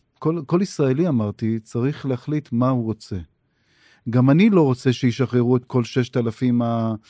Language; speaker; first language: Hebrew; native; Hebrew